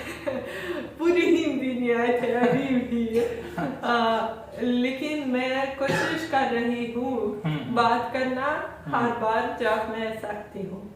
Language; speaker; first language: Hindi; non-native, learner; Russian